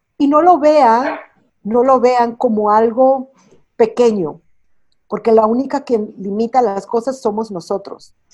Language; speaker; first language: Spanish; early bilingual, heritage; Spanish